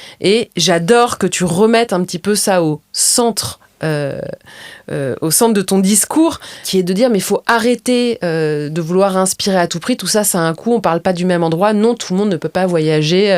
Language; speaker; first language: French; native; French